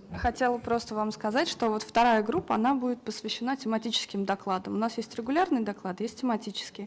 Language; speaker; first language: Russian; native; Russian